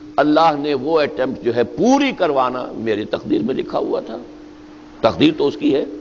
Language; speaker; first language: Urdu; native; Urdu